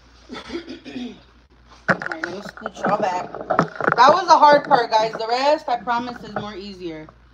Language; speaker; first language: English; early bilingual, other home language; Spanish